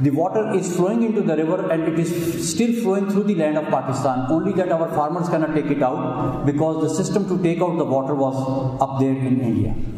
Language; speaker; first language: English; non-native, local second language; Urdu